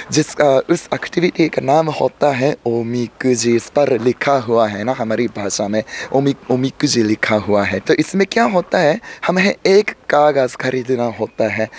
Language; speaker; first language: Hindi; non-native, fluent; Japanese